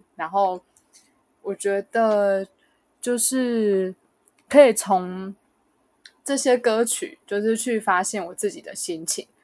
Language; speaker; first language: Chinese; native; Chinese